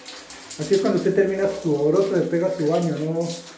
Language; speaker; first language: Spanish; native; Spanish